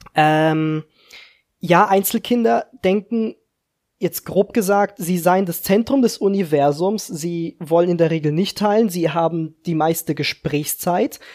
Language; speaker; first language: German; early bilingual, other home language; Czech